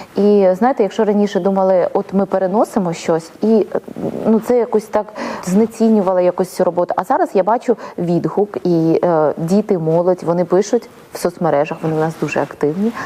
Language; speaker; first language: Ukrainian; native; Ukrainian